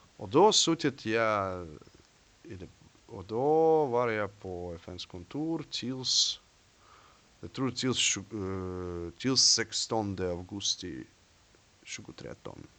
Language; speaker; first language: Swedish; non-native, fluent; Russian